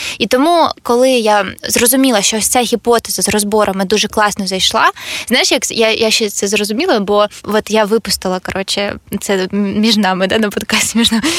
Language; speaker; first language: Ukrainian; non-native, local second language; Russian